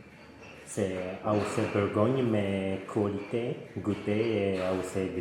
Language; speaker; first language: French; non-native, learner; Japanese